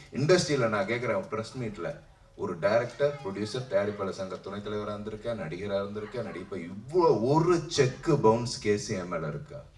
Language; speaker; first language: Tamil; native; Tamil